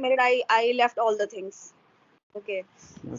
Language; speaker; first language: English; non-native, local second language; Hindi